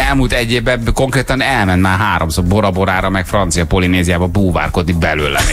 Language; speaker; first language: Hungarian; native; Hungarian